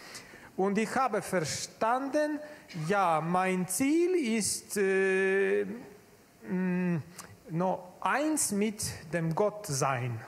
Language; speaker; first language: German; non-native, learner; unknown